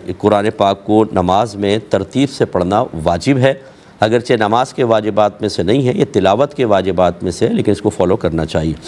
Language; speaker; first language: Urdu; native; Urdu